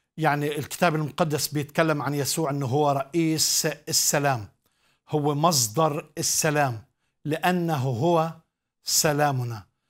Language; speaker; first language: Arabic; native; Arabic